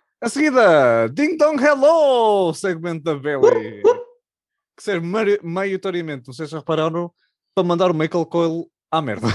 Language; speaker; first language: Portuguese; native; Portuguese